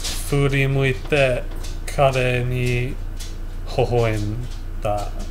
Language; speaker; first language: Japanese; non-native, learner; English